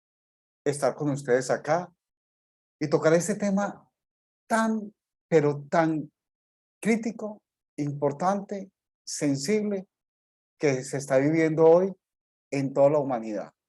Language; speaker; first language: Spanish; native; Spanish